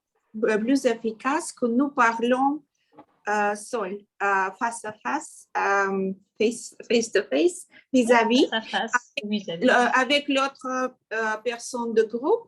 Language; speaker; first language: French; non-native, learner; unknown